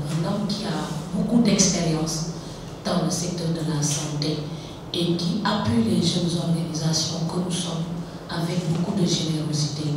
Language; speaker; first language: French; non-native, local second language; Wolof